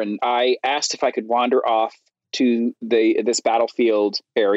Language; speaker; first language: English; native; English